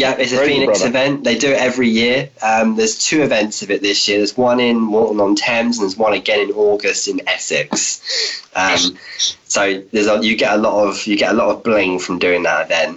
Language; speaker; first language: English; native; English